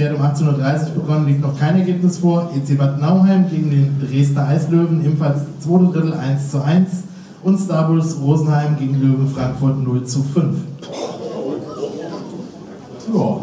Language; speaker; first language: German; native; German